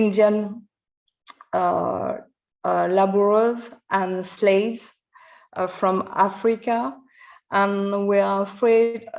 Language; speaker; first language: English; non-native, learner; French